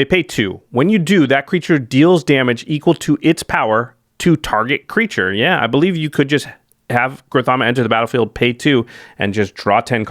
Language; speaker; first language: English; native; English